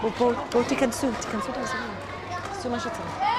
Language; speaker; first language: Hebrew; native; Hebrew